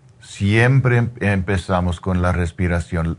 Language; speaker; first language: Spanish; non-native, learner; English